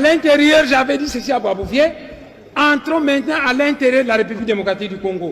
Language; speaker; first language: French; non-native, local second language; Kongo